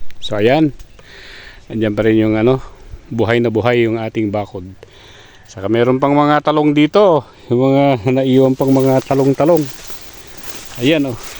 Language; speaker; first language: Filipino; non-native, local second language; Iloko